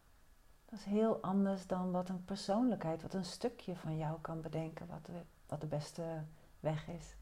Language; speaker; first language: Dutch; native; Dutch